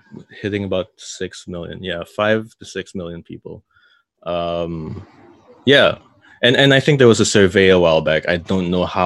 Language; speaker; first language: English; native; English